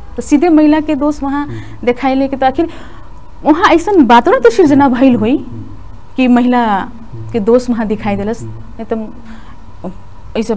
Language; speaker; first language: Bhojpuri; native; Bhojpuri